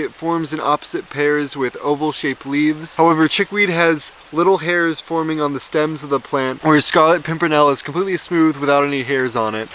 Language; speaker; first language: English; native; English